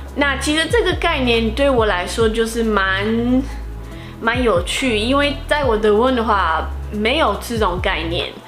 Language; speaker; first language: Chinese; non-native, fluent; Portuguese